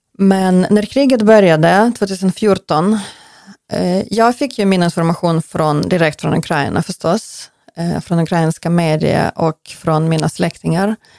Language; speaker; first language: Swedish; non-native, fluent; Ukrainian